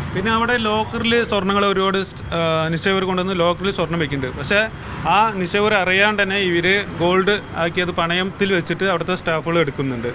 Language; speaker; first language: Malayalam; native; Malayalam